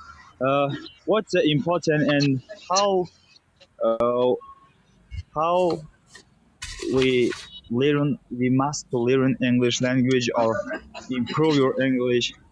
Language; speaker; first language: English; non-native, learner; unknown